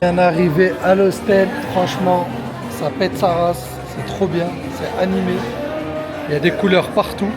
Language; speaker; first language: French; native; French